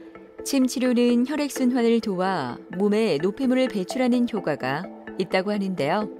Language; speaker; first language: Korean; native; Korean